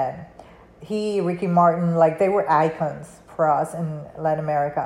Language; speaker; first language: English; non-native, fluent; Spanish